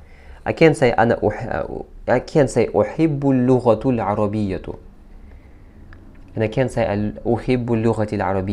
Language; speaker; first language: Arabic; non-native, fluent; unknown